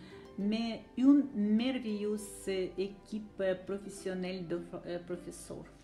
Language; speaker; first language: French; non-native, learner; Ukrainian